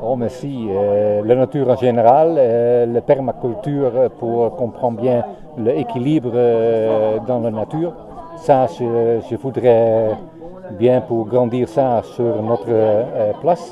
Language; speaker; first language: French; non-native, learner; Dutch